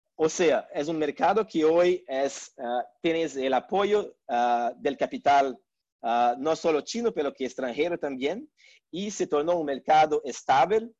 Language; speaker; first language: Spanish; non-native, learner; Portuguese